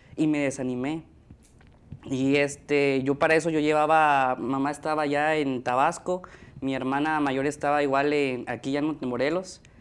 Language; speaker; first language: Spanish; native; Spanish